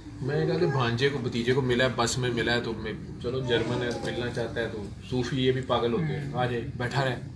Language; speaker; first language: Urdu; non-native, local second language; Punjabi